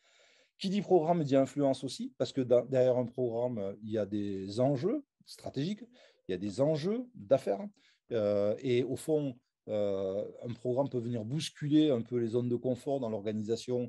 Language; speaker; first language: French; native; French